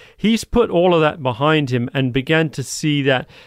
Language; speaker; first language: English; native; English